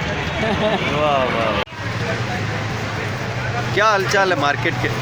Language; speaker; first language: Hindi; native; Hindi